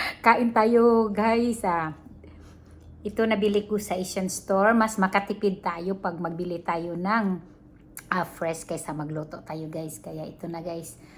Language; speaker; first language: Filipino; non-native, local second language; Cebuano